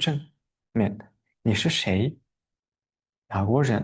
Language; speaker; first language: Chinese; non-native, fluent; Uzbek